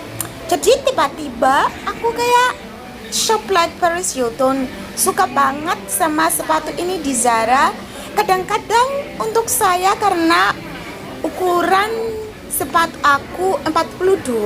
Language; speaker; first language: Indonesian; non-native, learner; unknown